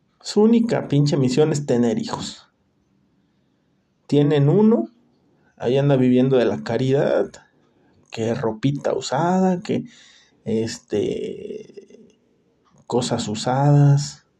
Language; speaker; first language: Spanish; native; Spanish